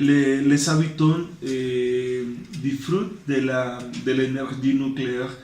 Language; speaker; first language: French; non-native, learner; Spanish